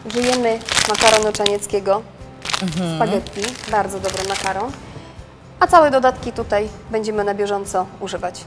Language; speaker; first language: Polish; non-native, fluent; Russian